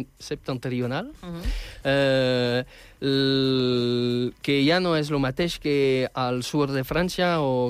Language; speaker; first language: Catalan; non-native, fluent; French